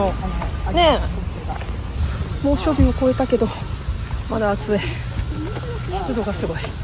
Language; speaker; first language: Japanese; native; Japanese